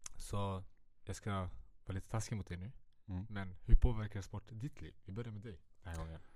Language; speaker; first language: Swedish; early bilingual, other home language; Central Kurdish